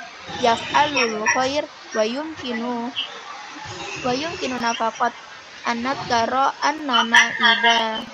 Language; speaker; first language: Arabic; non-native, learner; Indonesian